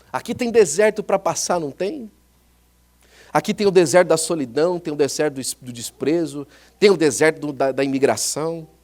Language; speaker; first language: Portuguese; native; Portuguese